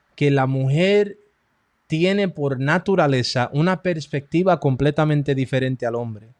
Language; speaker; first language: Spanish; early bilingual, heritage; Spanish